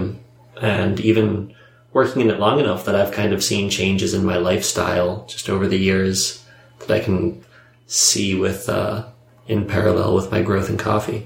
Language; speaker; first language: English; native; English